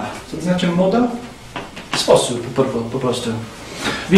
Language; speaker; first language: Polish; non-native, fluent; English